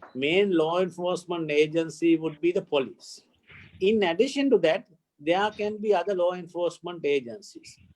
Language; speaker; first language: English; non-native, local second language; Sinhala